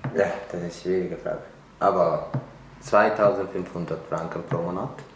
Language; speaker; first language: German; non-native, learner; Tigrinya